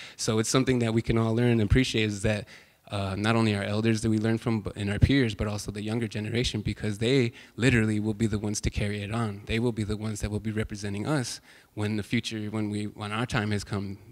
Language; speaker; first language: English; native; English